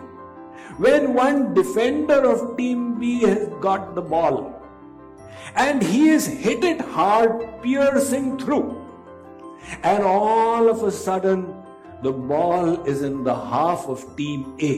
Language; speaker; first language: English; non-native, local second language; Hindi